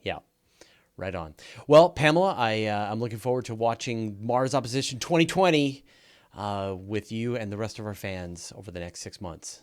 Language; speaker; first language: English; native; English